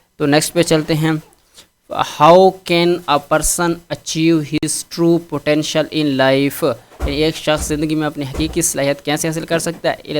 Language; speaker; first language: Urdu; non-native, local second language; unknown